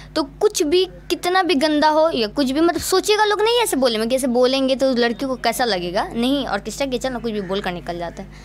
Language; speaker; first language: Hindi; non-native, local second language; Bhojpuri